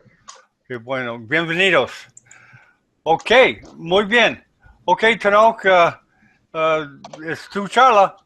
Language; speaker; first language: Spanish; non-native, learner; English